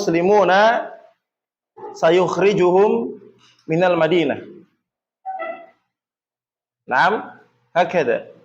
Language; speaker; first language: Arabic; non-native, learner; Indonesian